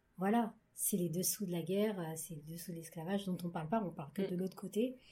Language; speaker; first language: French; native; French